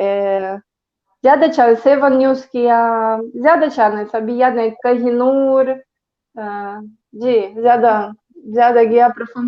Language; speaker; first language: Hindi; non-native, learner; Greek